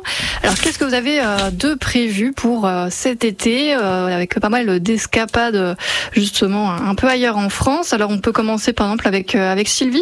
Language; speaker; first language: French; native; French